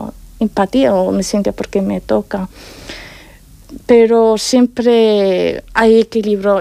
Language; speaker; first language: Spanish; non-native, fluent; Arabic